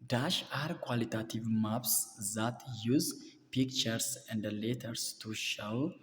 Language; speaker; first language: English; non-native, local second language; Amharic